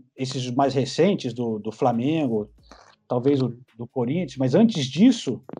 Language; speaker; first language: Portuguese; early bilingual, other home language; English